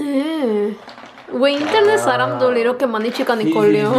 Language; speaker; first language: Korean; non-native, learner; Spanish